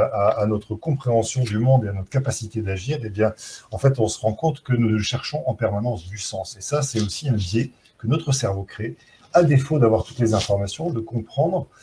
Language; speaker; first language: French; native; French